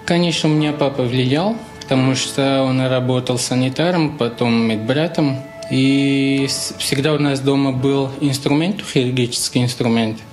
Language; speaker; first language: Russian; non-native, fluent; Portuguese